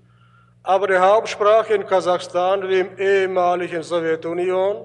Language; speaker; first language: German; early bilingual, heritage; German